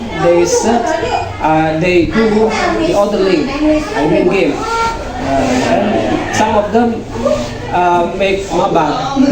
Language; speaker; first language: English; non-native, learner; Indonesian